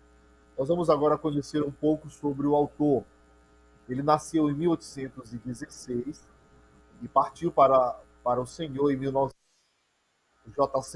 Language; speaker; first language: Portuguese; native; Portuguese